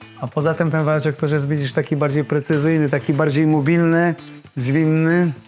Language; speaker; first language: Polish; native; Polish